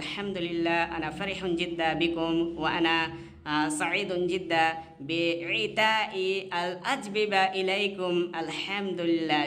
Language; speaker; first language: Arabic; non-native, fluent; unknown